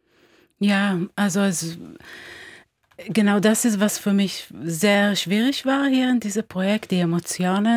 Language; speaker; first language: German; non-native, fluent; Hebrew